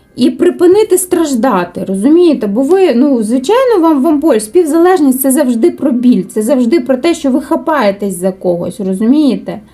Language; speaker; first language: Ukrainian; non-native, local second language; Russian